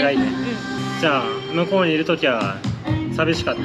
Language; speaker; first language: Japanese; native; Japanese